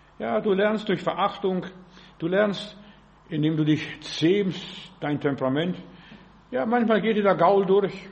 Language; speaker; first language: German; early bilingual, other home language; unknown